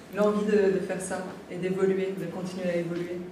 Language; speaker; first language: French; native; French